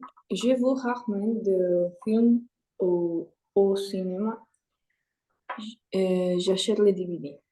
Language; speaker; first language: French; non-native, learner; Spanish